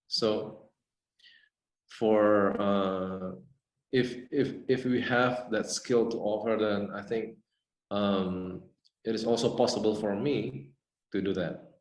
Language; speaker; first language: English; non-native, fluent; Indonesian